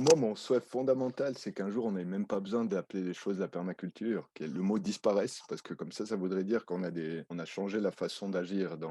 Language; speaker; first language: French; native; French